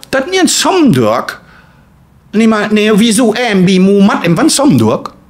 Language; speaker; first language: Vietnamese; non-native, fluent; German